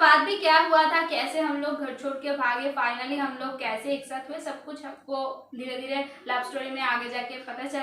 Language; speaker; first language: Hindi; non-native, local second language; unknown